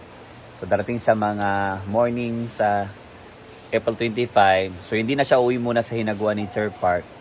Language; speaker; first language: Filipino; non-native, local second language; Cebuano